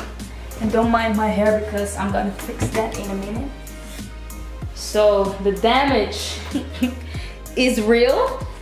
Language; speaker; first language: English; non-native, fluent; Dutch